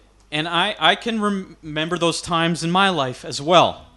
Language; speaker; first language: English; native; English